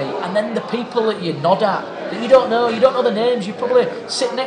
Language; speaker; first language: English; native; English